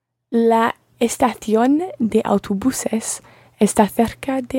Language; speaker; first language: Spanish; non-native, learner; English